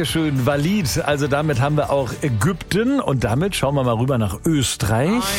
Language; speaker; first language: German; native; German